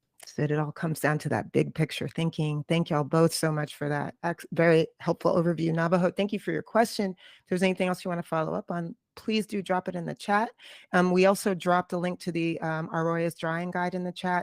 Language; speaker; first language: English; native; English